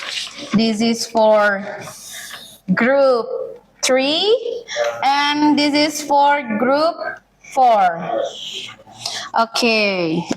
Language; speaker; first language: English; non-native, learner; Indonesian